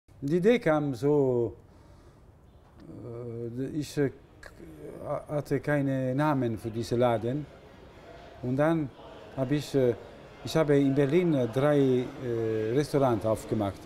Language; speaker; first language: German; non-native, fluent; Italian